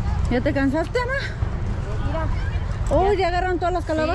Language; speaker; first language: Spanish; early bilingual, heritage; Spanish